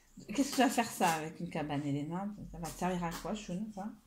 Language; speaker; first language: French; native; French